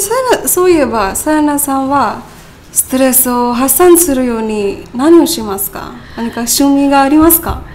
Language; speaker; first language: Japanese; non-native, learner; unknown